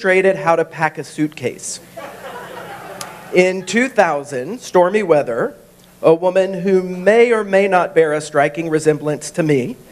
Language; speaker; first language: English; native; English